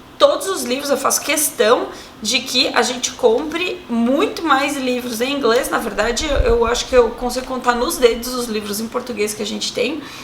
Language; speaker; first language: Portuguese; native; Portuguese